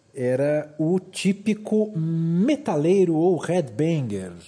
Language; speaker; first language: Portuguese; native; Portuguese